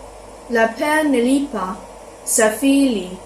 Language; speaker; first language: French; non-native, learner; Chinese